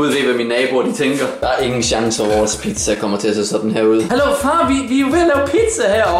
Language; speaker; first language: Danish; native; Danish